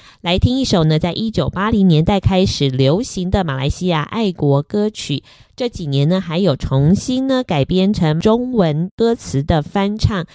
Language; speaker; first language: Chinese; non-native, fluent; Vietnamese